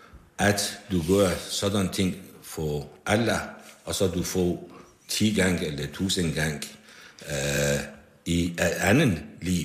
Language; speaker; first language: Danish; non-native, fluent; Persian